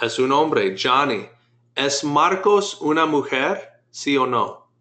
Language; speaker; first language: Spanish; non-native, fluent; English